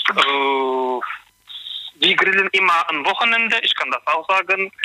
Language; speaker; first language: German; non-native, learner; Turkish